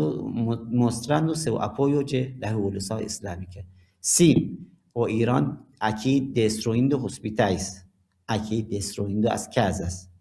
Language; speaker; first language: Portuguese; non-native, learner; Persian